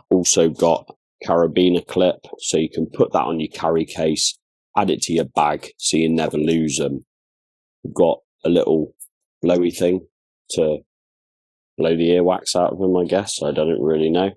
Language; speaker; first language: English; native; English